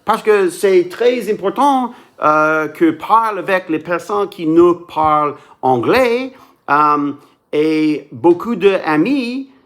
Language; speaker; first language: French; non-native, learner; English